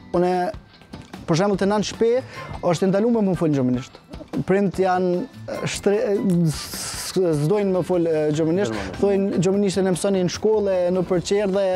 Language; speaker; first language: Albanian; early bilingual, heritage; Albanian